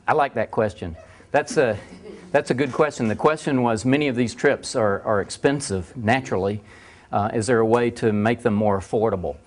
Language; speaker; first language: English; native; English